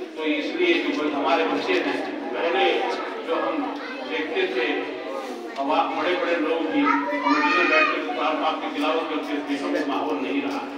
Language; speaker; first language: Urdu; native; Urdu